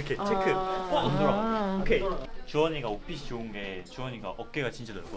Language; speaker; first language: Korean; native; Korean